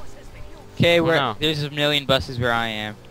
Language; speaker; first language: English; native; English